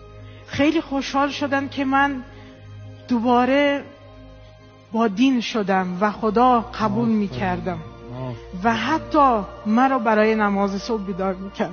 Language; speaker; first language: Persian; non-native, fluent; Portuguese